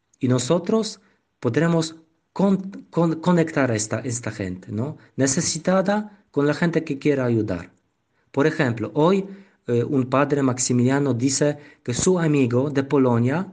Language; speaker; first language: Spanish; non-native, learner; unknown